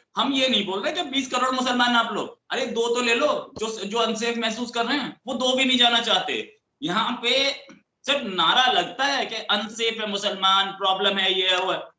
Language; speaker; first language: Hindi; native; Hindi